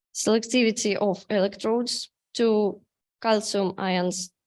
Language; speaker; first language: English; non-native, learner; Russian